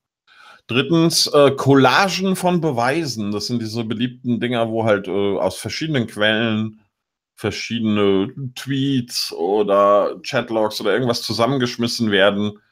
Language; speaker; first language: German; native; German